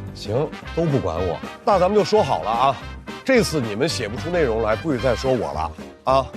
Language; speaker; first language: Chinese; native; Chinese